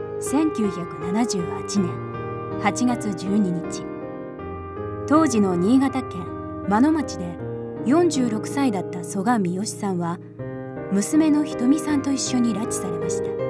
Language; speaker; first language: Japanese; native; Japanese